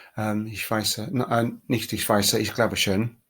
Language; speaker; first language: German; non-native, learner; English